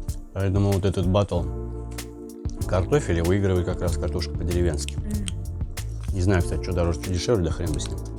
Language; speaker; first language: Russian; native; Russian